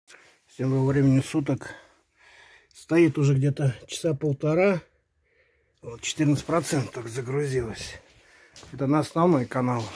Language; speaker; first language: Russian; native; Russian